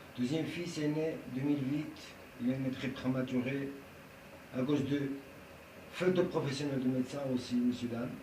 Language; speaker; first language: French; non-native, learner; Georgian